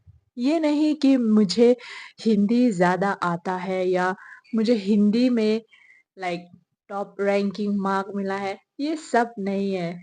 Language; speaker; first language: Hindi; non-native, local second language; Mizo